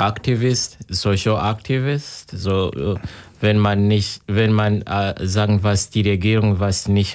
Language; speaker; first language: German; non-native, learner; Kinyarwanda